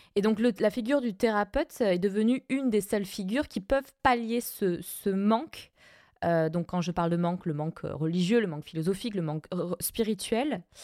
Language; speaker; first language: French; non-native, fluent; Spanish